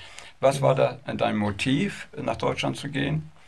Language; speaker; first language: German; native; German